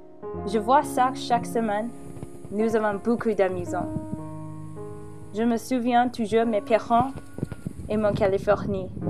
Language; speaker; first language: French; non-native, learner; English